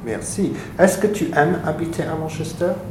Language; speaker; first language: French; non-native, fluent; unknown